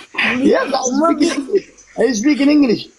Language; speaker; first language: English; non-native, learner; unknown